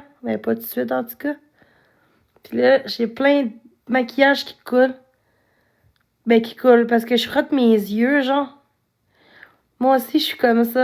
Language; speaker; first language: French; native; French